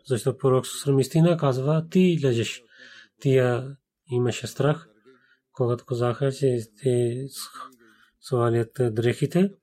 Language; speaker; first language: Bulgarian; non-native, learner; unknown